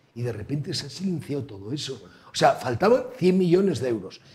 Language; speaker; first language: Spanish; native; Spanish